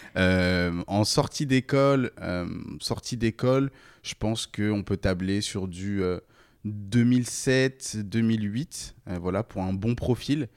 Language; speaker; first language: French; native; French